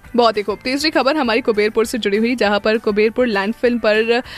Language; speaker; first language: Hindi; native; Hindi